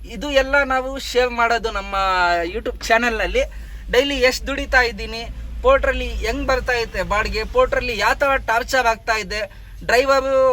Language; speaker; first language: Kannada; non-native, local second language; Urdu